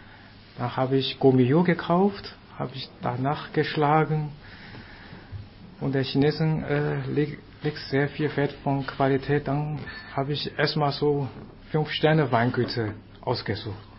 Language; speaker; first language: German; non-native, fluent; Chinese